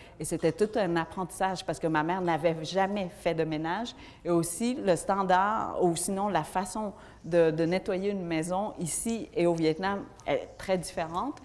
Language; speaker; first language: French; early bilingual, other home language; Vietnamese